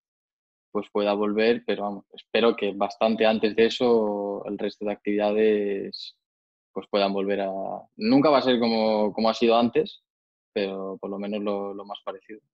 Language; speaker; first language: Spanish; native; Spanish